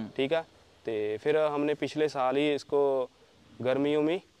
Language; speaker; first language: Hindi; native; Hindi